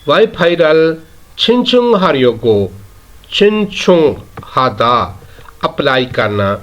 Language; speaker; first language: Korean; non-native, fluent; Urdu